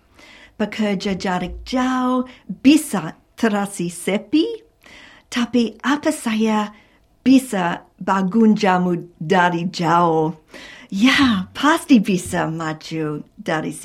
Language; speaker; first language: Indonesian; non-native, fluent; English